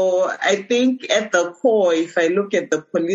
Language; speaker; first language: English; non-native, local second language; Shona